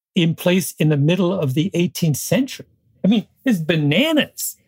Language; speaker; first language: English; native; English